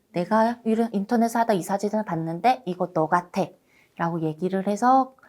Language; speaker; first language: Korean; native; Korean